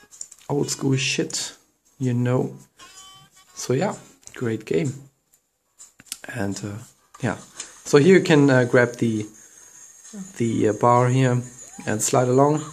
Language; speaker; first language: English; non-native, fluent; German